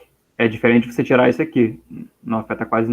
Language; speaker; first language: Portuguese; native; Portuguese